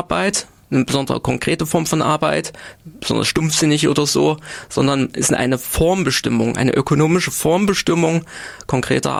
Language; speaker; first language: German; native; German